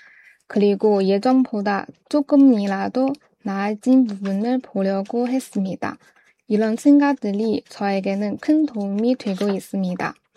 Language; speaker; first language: Korean; non-native, learner; Chinese